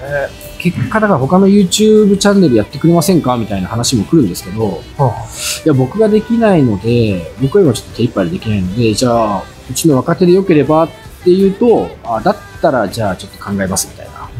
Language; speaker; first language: Japanese; native; Japanese